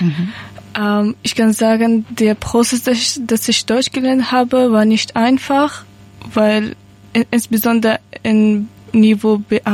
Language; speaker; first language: German; non-native, learner; Persian